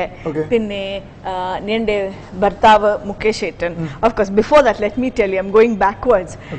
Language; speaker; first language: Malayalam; non-native, learner; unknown